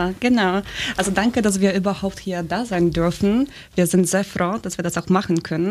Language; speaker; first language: German; early bilingual, other home language; Polish